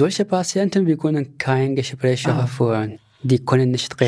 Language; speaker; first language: German; non-native, fluent; Arabic